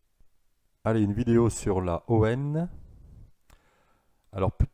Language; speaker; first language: French; native; French